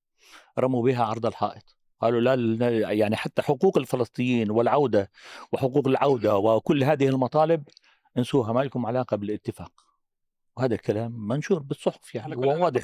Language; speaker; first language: Arabic; native; Arabic